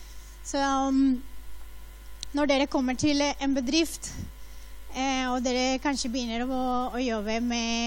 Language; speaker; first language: Norwegian; non-native, fluent; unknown